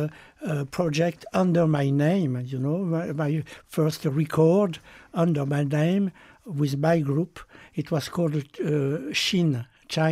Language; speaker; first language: English; non-native, fluent; French